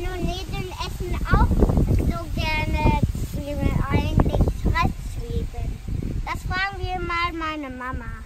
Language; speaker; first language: German; early bilingual, other home language; Indonesian